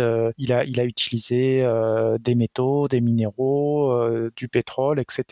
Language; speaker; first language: French; native; French